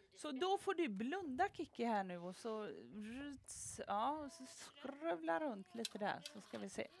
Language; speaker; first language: Swedish; native; Swedish